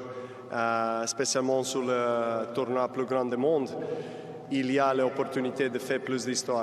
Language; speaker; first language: French; non-native, learner; Serbian